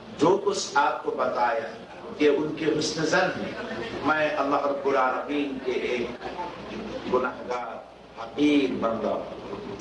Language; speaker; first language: Urdu; non-native, fluent; Bangla